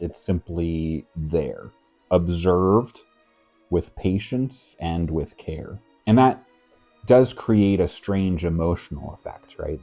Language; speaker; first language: English; native; English